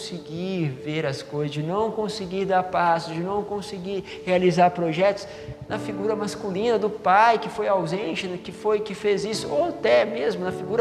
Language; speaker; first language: Portuguese; native; Portuguese